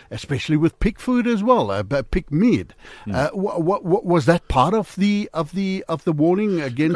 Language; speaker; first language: English; non-native, local second language; Afrikaans